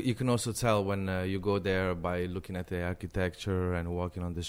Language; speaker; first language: English; non-native, fluent; Italian